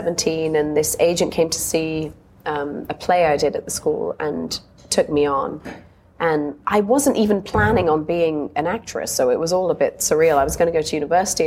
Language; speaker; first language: English; native; English